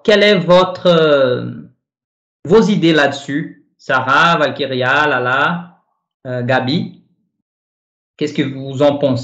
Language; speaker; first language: French; non-native, fluent; Portuguese